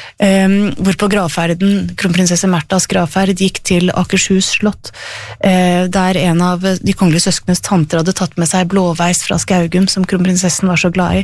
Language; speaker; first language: Norwegian; native; Norwegian